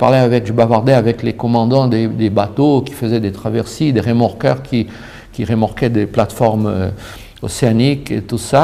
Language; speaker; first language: French; non-native, fluent; Portuguese